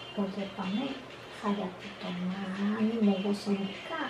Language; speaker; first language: Korean; non-native, learner; Spanish